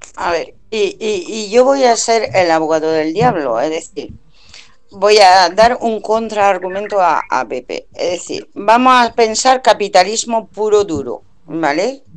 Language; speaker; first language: Spanish; non-native, fluent; French